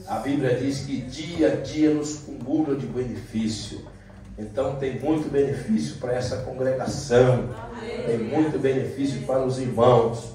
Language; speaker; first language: Portuguese; native; Portuguese